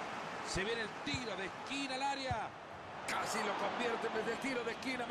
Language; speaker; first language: Spanish; native; Spanish